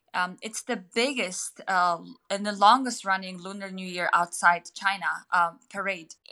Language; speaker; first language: English; non-native, fluent; Mongolian